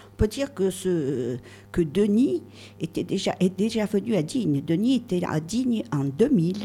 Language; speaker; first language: French; native; French